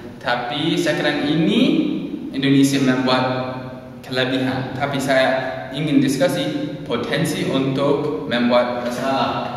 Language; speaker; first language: Indonesian; non-native, learner; English